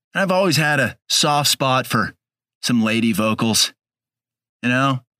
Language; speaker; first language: English; native; English